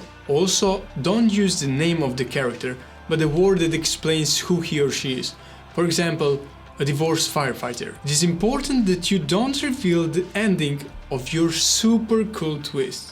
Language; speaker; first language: English; non-native, fluent; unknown